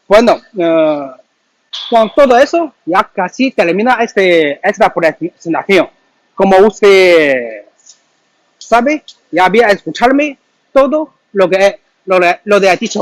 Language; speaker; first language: Spanish; non-native, learner; Chinese